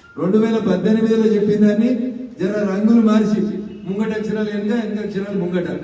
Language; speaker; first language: Telugu; native; Telugu